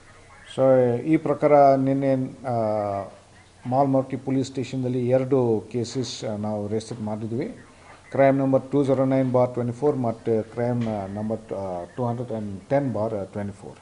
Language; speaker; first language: Kannada; non-native, fluent; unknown